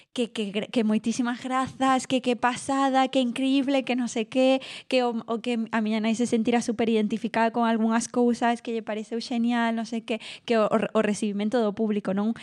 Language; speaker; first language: Galician; non-native, local second language; Spanish